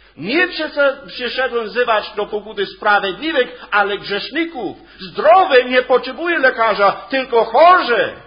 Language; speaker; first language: Polish; non-native, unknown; English